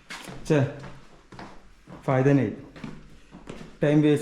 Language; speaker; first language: Hindi; non-native, local second language; Malayalam